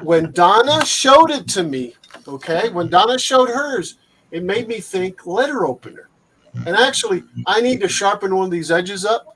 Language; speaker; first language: English; native; English